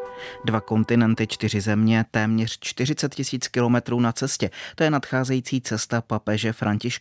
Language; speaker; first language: Czech; native; Czech